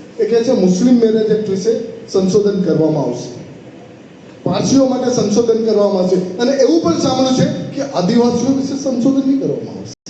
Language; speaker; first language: Gujarati; non-native, local second language; Marwari